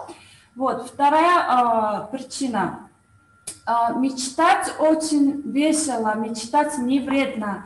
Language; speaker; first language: Russian; non-native, learner; Korean